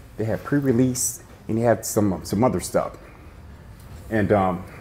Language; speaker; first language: English; native; English